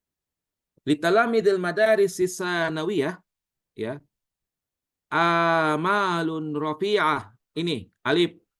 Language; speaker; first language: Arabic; non-native, fluent; Indonesian